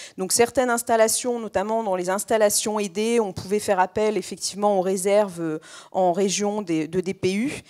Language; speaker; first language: French; native; French